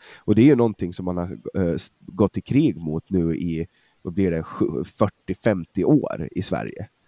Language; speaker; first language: Swedish; non-native, fluent; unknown